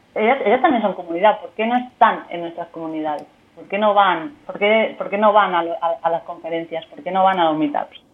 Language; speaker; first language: Spanish; native; Spanish